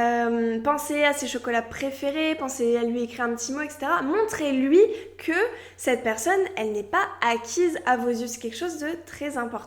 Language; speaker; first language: French; native; French